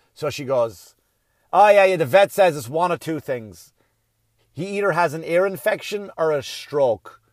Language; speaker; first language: English; native; English